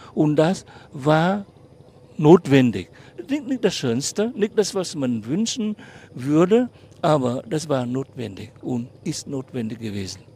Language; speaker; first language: German; non-native, fluent; Vietnamese